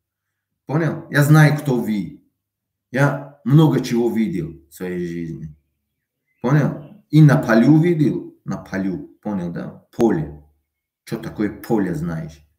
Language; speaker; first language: Russian; non-native, fluent; Tajik